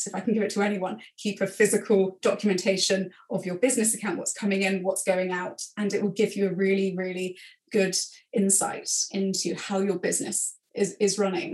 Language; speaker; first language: English; native; English